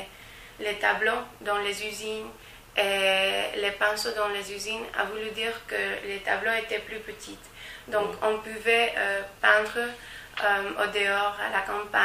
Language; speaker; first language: French; non-native, learner; Spanish